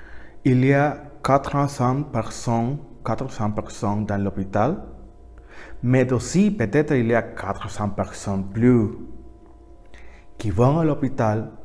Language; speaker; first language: French; non-native, learner; Spanish